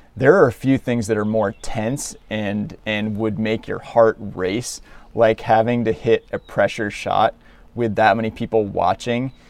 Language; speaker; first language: English; native; English